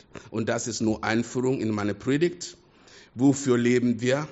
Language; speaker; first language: German; non-native, fluent; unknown